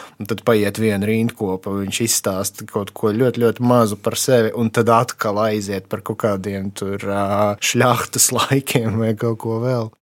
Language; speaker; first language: Latvian; native; Latvian